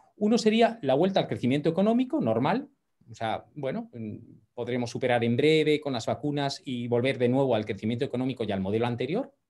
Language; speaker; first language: Spanish; native; Spanish